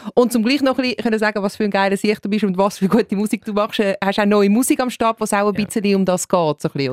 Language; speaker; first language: German; native; German